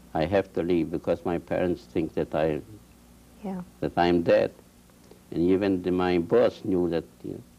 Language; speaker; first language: English; non-native, fluent; Polish